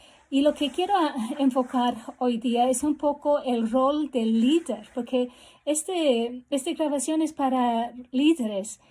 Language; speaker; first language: Spanish; non-native, fluent; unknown